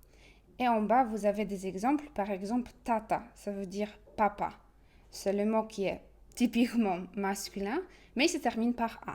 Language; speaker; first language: French; non-native, fluent; Polish